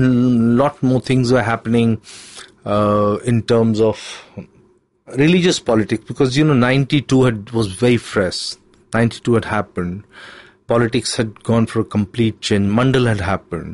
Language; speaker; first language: English; non-native, local second language; Hindi